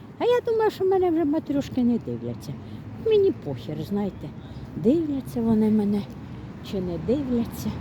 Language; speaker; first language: Ukrainian; native; Ukrainian